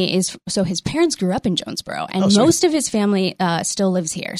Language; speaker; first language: English; early bilingual, other home language; Spanish